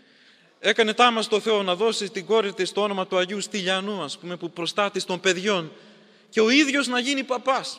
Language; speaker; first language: Greek; native; Greek